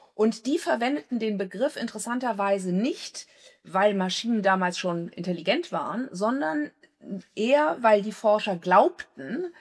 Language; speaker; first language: German; native; German